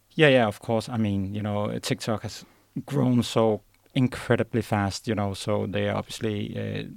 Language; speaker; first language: English; non-native, fluent; Danish